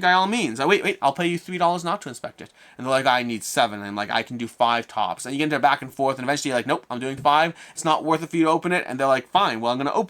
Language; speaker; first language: English; native; English